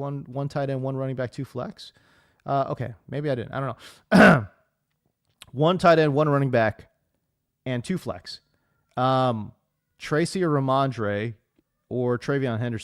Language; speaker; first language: English; native; English